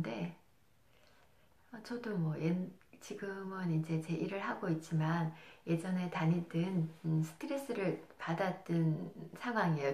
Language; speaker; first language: Korean; native; Korean